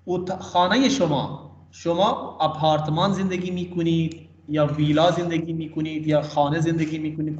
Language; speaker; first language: Persian; non-native, fluent; Urdu